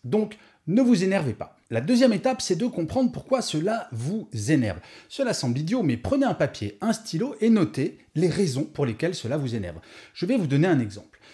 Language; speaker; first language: French; native; French